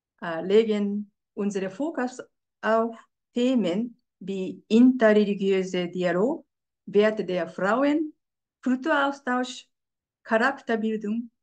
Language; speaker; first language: German; non-native, fluent; Japanese